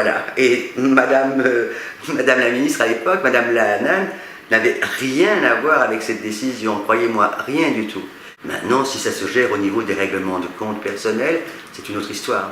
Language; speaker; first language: French; native; French